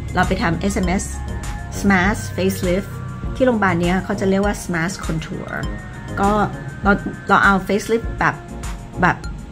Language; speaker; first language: Thai; early bilingual, other home language; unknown